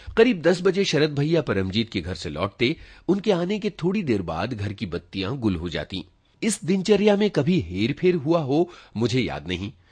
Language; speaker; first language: Hindi; native; Hindi